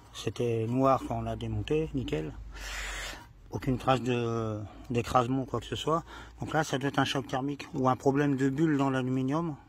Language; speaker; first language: French; native; French